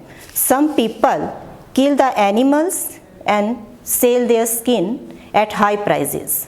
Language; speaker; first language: English; non-native, local second language; Gujarati